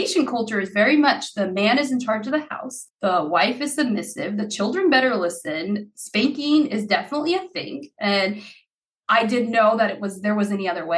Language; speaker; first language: English; early bilingual, other home language; Haitian Creole